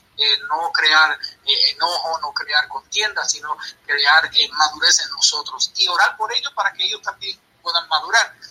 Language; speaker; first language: Spanish; early bilingual, heritage; Spanish